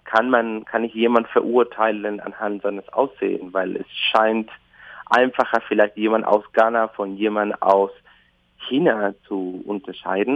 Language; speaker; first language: German; non-native, fluent; Spanish